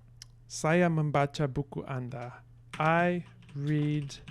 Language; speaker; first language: Indonesian; non-native, learner; English